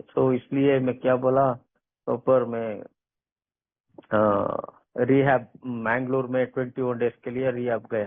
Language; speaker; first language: Hindi; non-native, local second language; Kannada